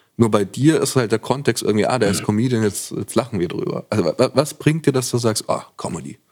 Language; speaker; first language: German; native; German